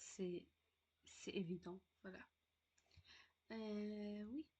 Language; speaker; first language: French; non-native, learner; Arabic